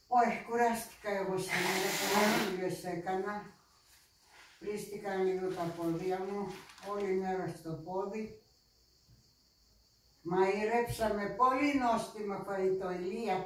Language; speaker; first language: Greek; non-native, fluent; Russian